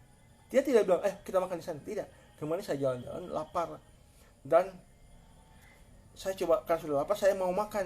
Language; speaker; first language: Indonesian; native; Indonesian